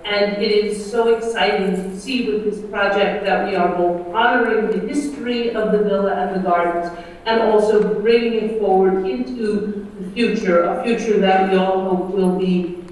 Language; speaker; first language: English; native; English